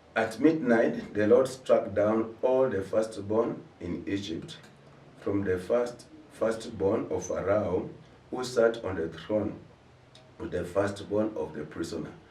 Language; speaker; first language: English; non-native, local second language; Swahili